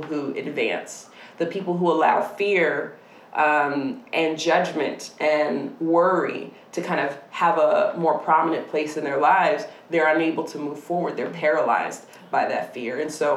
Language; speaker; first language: English; native; English